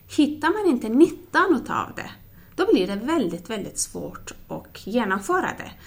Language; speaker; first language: Swedish; non-native, fluent; Persian